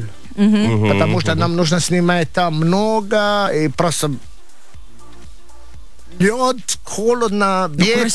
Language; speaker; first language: Russian; non-native, learner; Italian